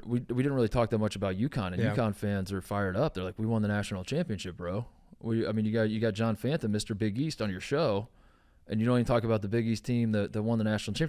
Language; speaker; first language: English; native; English